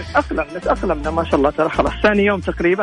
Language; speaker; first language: Arabic; native; Arabic